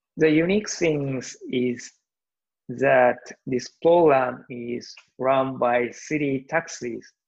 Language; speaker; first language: English; non-native, learner; Japanese